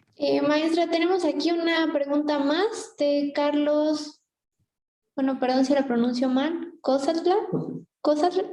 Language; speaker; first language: Spanish; native; Spanish